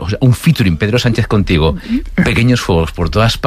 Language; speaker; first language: Spanish; native; Spanish